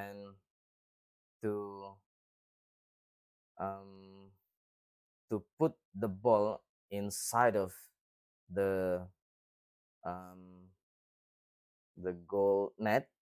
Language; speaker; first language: English; non-native, fluent; Indonesian